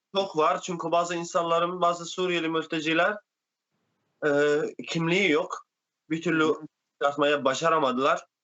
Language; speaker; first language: Turkish; non-native, fluent; Arabic